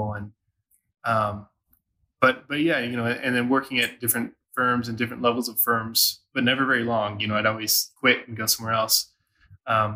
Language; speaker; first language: English; native; English